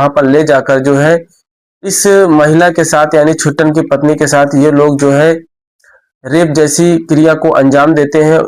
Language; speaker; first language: Hindi; native; Hindi